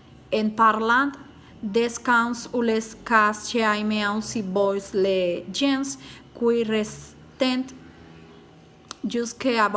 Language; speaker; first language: French; non-native, learner; Spanish